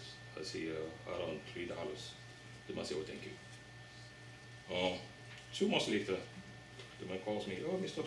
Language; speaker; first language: English; non-native, local second language; French